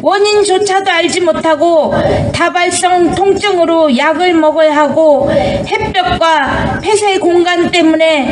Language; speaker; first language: Korean; native; Korean